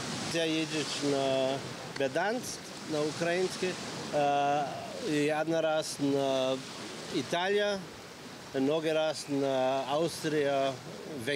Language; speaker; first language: Ukrainian; non-native, learner; Polish